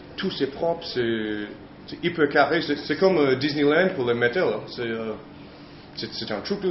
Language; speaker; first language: French; non-native, learner; English